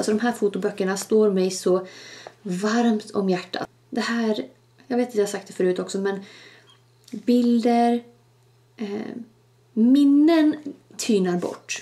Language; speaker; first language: Swedish; native; Swedish